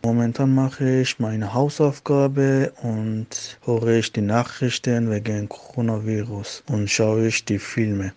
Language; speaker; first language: German; non-native, learner; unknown